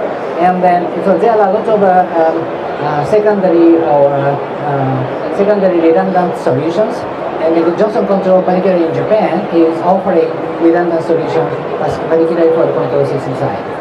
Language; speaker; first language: English; non-native, fluent; Japanese